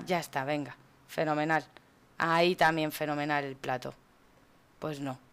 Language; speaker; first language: Spanish; native; Spanish